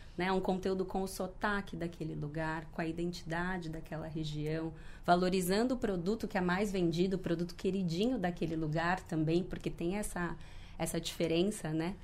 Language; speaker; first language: Portuguese; native; Portuguese